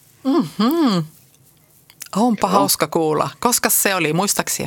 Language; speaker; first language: Finnish; early bilingual, heritage; Finnish